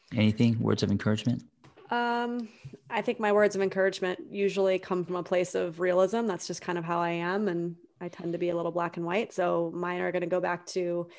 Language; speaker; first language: English; native; English